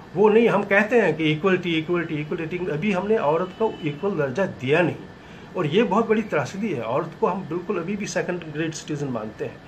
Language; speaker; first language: Hindi; native; Hindi